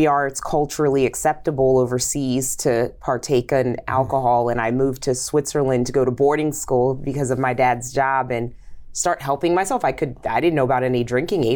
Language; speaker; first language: English; native; English